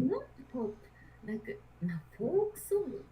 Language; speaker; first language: English; non-native, learner; Japanese